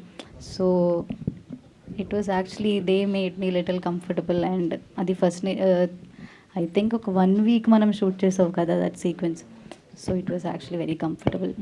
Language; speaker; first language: Telugu; non-native, learner; Malayalam